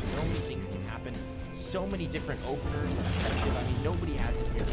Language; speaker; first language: English; native; English